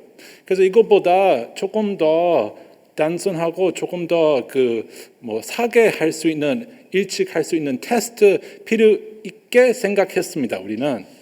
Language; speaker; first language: Korean; non-native, learner; English